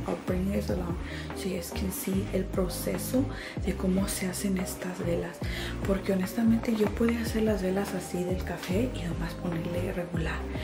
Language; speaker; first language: Spanish; early bilingual, heritage; Spanish